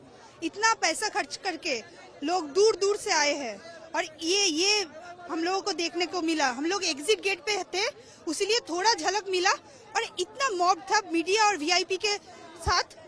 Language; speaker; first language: Hindi; non-native, local second language; Bangla